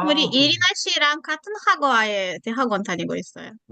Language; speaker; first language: Korean; non-native, fluent; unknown